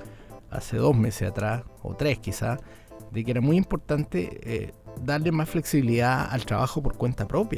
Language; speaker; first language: Spanish; native; Spanish